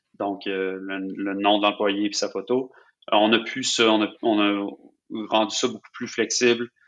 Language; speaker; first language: French; native; French